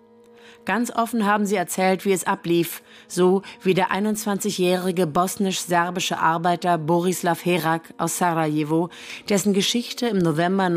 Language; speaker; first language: German; native; German